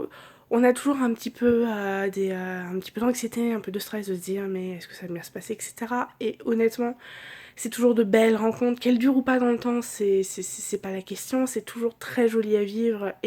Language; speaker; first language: French; native; French